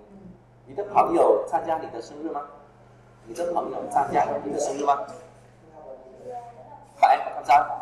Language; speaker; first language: Chinese; non-native, fluent; Vietnamese